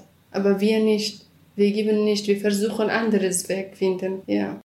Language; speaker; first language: German; non-native, learner; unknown